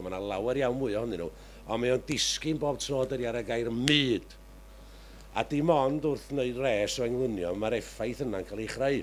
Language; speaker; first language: Welsh; native; Welsh